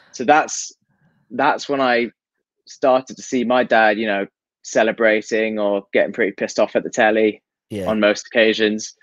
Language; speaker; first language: English; native; English